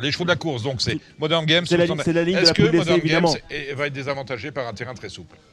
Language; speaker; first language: French; native; French